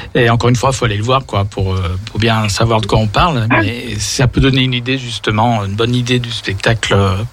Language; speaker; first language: French; native; French